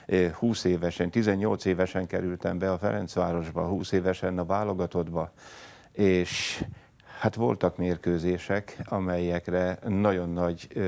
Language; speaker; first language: Hungarian; native; Hungarian